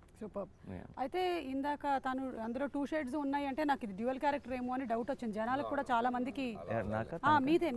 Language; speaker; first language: Telugu; native; Telugu